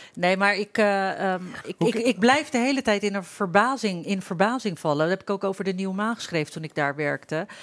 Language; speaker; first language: Dutch; early bilingual, other home language; Turkish